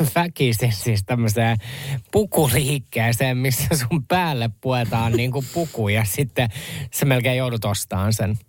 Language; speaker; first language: Finnish; native; Finnish